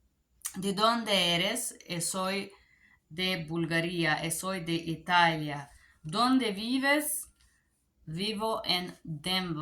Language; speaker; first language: Spanish; non-native, learner; Bulgarian